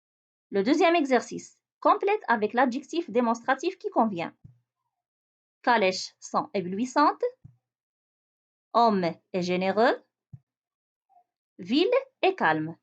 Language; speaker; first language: French; non-native, local second language; Arabic